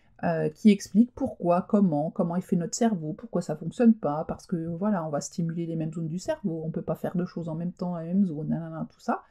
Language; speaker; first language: French; native; French